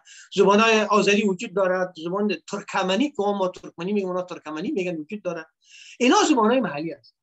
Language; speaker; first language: Persian; native; Persian